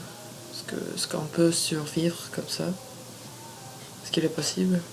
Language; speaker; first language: French; non-native, fluent; English